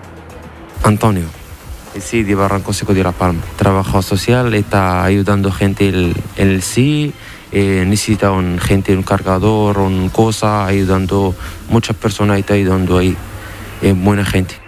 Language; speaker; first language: Spanish; non-native, learner; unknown